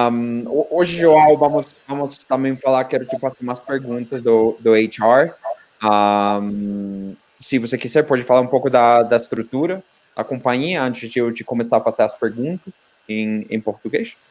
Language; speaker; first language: Portuguese; non-native, fluent; Spanish